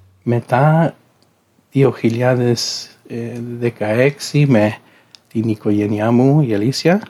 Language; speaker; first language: Greek; non-native, learner; English